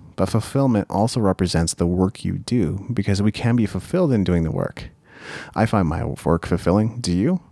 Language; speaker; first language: English; early bilingual, other home language; Japanese